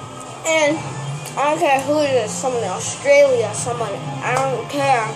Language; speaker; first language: English; native; English